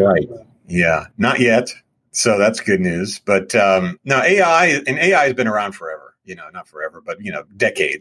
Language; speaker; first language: English; native; English